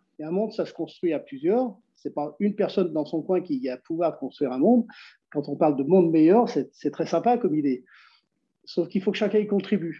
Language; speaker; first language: French; native; French